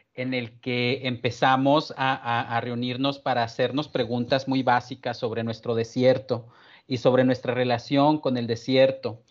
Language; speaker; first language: Spanish; native; Spanish